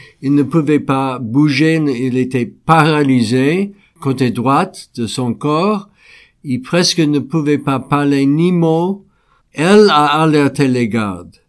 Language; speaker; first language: French; non-native, fluent; English